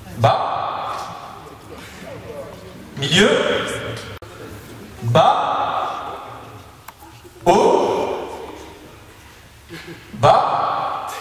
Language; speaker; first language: French; native; French